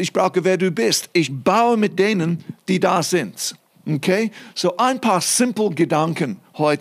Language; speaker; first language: German; non-native, fluent; English